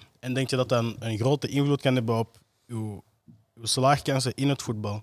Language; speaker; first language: Dutch; native; Dutch